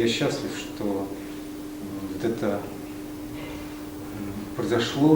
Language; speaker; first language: Russian; native; Russian